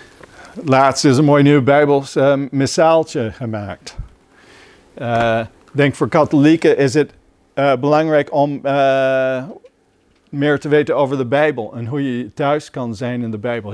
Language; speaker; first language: Dutch; non-native, fluent; English